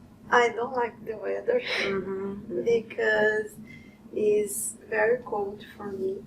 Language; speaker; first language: English; non-native, learner; Portuguese